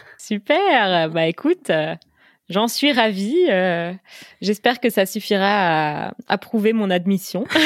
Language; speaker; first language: French; native; French